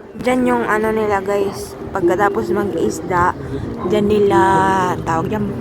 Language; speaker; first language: Filipino; non-native, local second language; Hiligaynon